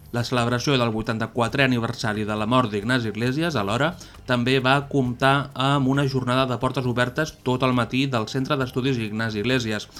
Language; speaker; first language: Catalan; native; Catalan